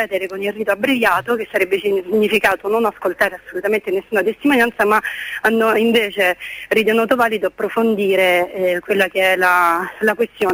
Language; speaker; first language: Italian; native; Italian